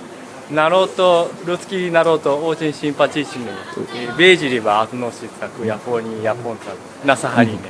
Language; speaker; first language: Russian; non-native, learner; Japanese